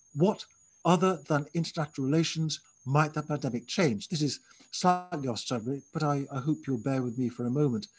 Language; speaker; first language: English; native; English